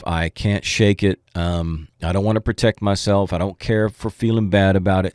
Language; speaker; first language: English; native; English